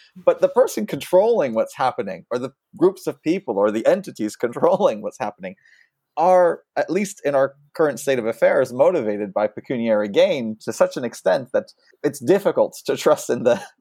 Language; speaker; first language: English; early bilingual, other home language; French